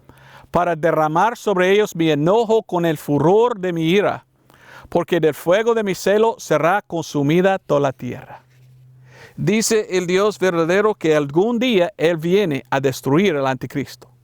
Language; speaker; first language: Spanish; non-native, learner; English